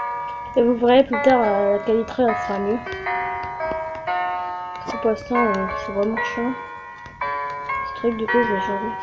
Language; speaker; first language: French; native; French